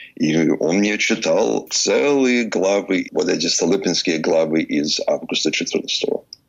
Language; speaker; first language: Russian; early bilingual, heritage; Russian